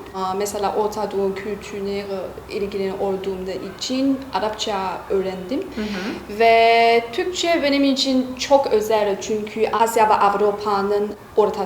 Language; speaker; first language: Turkish; non-native, learner; Chinese